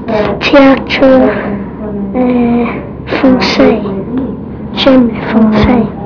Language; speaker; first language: French; non-native, learner; English